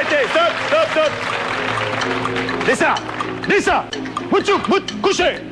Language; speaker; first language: French; native; French